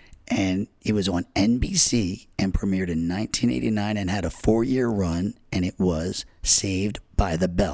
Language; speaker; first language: English; native; English